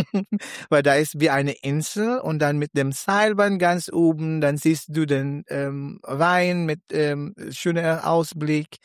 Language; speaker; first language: German; non-native, learner; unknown